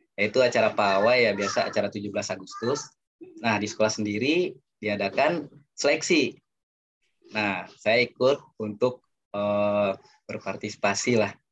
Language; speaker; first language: Indonesian; non-native, local second language; Minangkabau